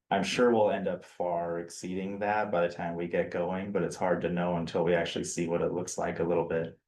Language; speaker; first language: English; native; English